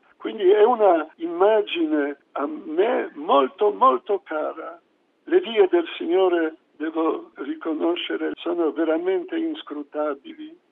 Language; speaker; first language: Italian; non-native, fluent; Polish